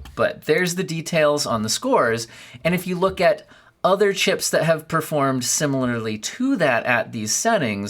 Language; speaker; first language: English; native; English